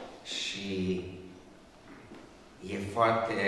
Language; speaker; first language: Romanian; non-native, local second language; Hungarian